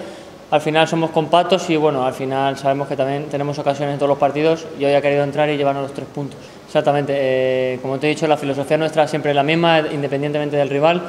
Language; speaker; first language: Spanish; native; Spanish